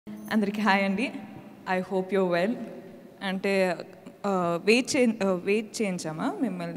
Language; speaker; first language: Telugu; non-native, fluent; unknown